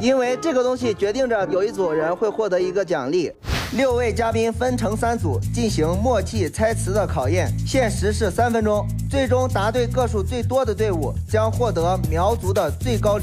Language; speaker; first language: Chinese; native; Chinese